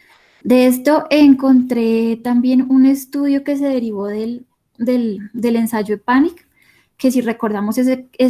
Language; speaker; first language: Spanish; native; Spanish